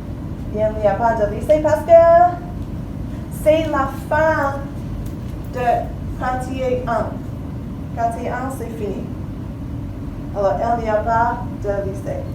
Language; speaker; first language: French; non-native, fluent; English